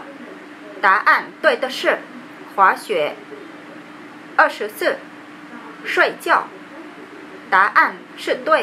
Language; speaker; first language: Chinese; non-native, learner; Vietnamese